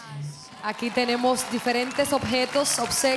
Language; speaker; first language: Spanish; native; Spanish